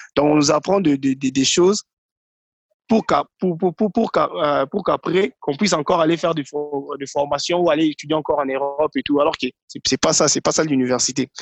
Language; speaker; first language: French; non-native, local second language; Lingala